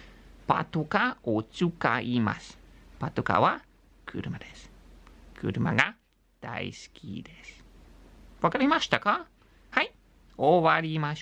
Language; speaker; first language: Japanese; non-native, learner; English